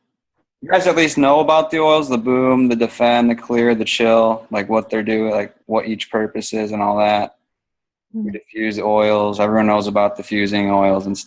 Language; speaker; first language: English; native; English